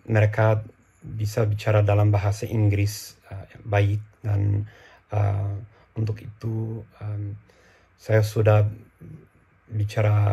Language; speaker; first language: Indonesian; non-native, learner; English